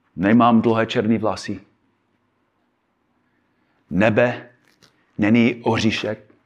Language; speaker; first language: Czech; non-native, fluent; English